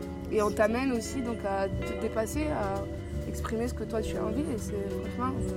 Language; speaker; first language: French; native; French